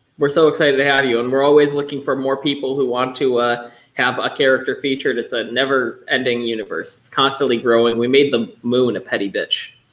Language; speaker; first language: English; native; English